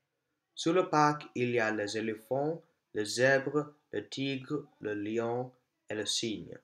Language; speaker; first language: French; non-native, learner; English